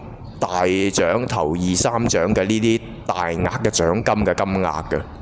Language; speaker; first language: Cantonese; native; Cantonese